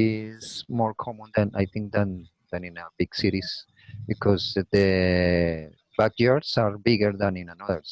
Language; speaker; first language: English; non-native, learner; Spanish